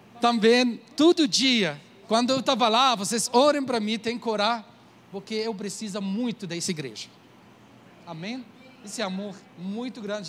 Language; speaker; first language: Portuguese; non-native, learner; Arabic